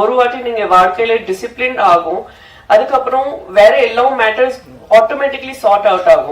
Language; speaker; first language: Tamil; non-native, learner; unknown